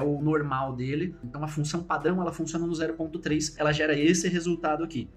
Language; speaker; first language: Portuguese; native; Portuguese